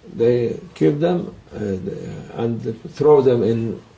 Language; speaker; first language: English; non-native, learner; Turkish